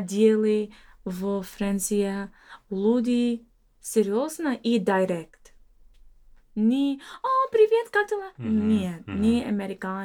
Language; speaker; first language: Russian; non-native, learner; English